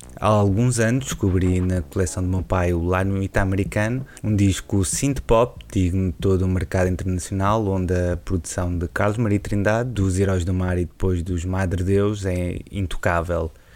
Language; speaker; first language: Portuguese; native; Portuguese